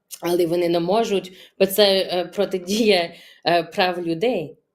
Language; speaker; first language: Ukrainian; early bilingual, heritage; Ukrainian